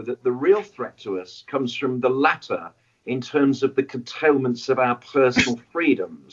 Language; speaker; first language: English; native; English